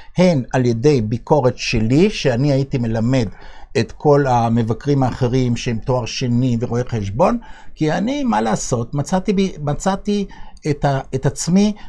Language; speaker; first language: Hebrew; early bilingual, other home language; Bulgarian